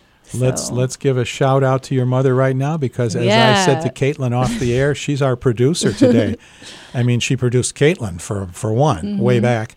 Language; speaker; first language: English; native; English